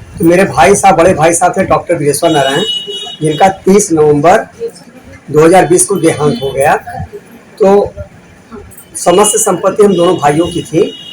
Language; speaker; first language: Hindi; native; Hindi